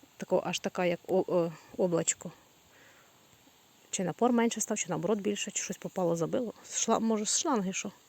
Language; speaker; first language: Ukrainian; native; Ukrainian